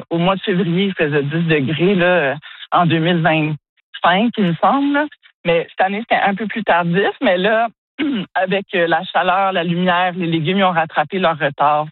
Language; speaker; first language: French; native; French